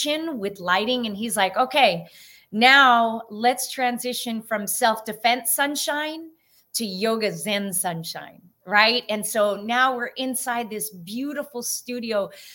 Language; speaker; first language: English; native; English